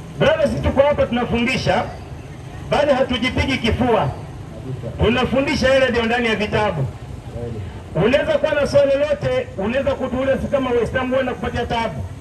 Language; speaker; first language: Swahili; non-native, local second language; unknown